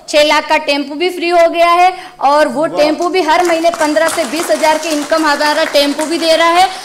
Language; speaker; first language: Hindi; native; Hindi